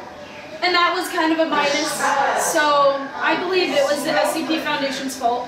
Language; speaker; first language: English; native; English